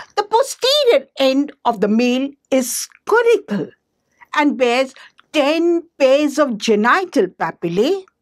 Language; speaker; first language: English; non-native, local second language; Hindi